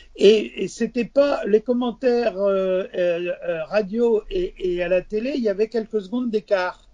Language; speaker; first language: French; native; French